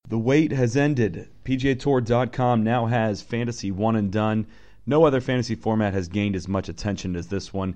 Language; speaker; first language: English; native; English